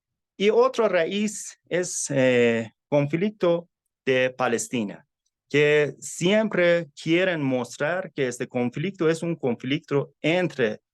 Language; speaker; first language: Spanish; non-native, fluent; Persian